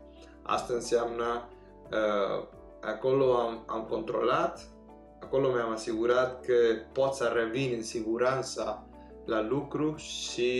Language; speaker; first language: Romanian; non-native, fluent; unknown